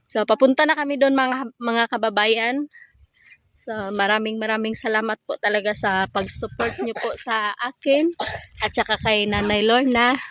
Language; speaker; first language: Filipino; non-native, local second language; Cebuano